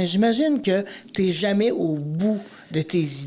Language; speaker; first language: French; native; French